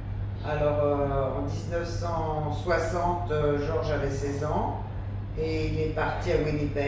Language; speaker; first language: French; native; French